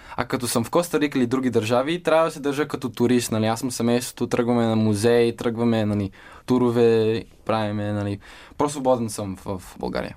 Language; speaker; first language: Bulgarian; early bilingual, heritage; Bulgarian